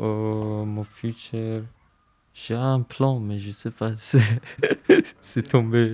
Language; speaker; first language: French; non-native, learner; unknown